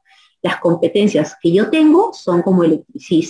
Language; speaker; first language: Spanish; native; Spanish